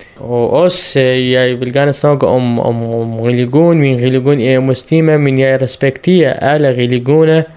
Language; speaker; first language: Danish; non-native, learner; Arabic